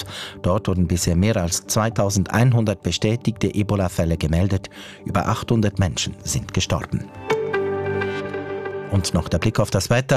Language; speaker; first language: German; native; German